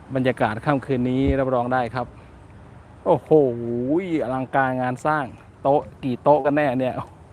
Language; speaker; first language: Thai; non-native, local second language; Northern Khmer